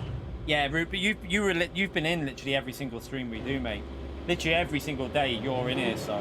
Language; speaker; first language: English; native; English